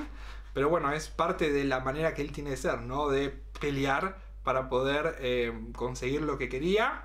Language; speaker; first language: Spanish; native; Spanish